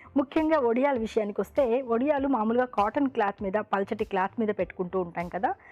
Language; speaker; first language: Telugu; native; Telugu